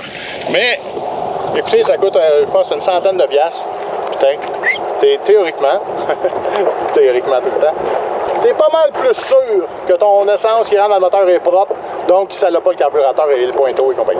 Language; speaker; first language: French; native; French